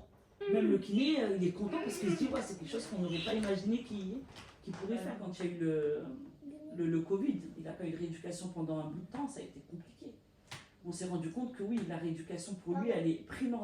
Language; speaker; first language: French; native; French